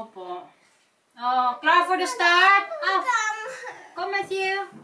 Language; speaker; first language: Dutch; non-native, fluent; Waray